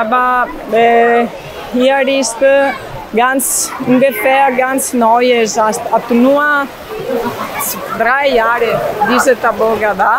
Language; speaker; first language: German; non-native, learner; Italian